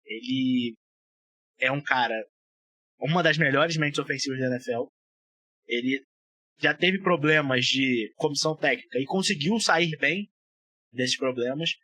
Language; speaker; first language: Portuguese; native; Portuguese